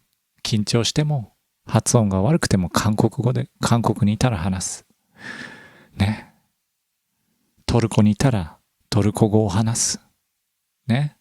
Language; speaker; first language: Japanese; native; Japanese